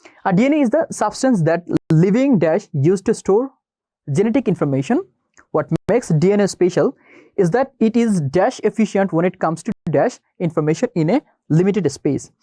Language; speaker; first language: English; non-native, local second language; Bangla